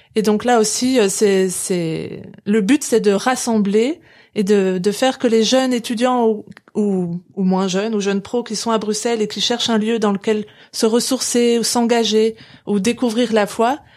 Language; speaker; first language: French; native; French